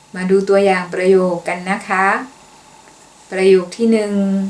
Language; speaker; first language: Thai; native; Thai